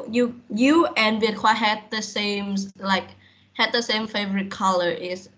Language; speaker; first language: English; non-native, fluent; Vietnamese